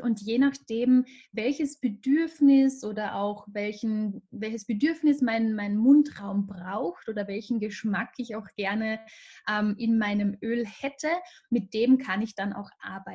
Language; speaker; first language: German; native; German